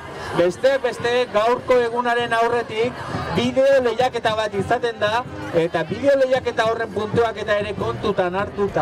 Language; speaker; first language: Basque; native; Basque